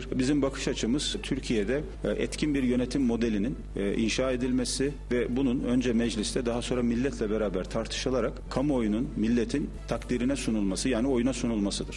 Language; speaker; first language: Turkish; native; Turkish